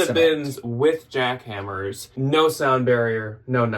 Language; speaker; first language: English; native; English